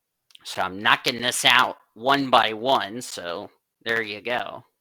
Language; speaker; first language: English; native; English